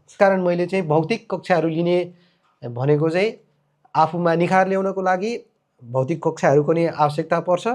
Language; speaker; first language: Nepali; native; Nepali